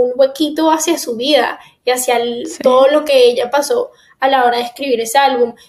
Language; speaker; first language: Spanish; native; Spanish